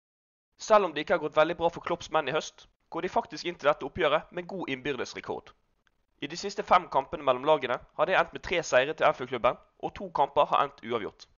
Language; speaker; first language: Norwegian; native; Norwegian